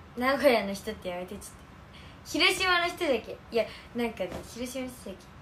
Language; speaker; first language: Japanese; native; Japanese